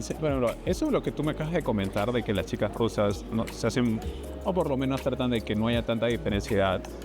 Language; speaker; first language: Spanish; native; Spanish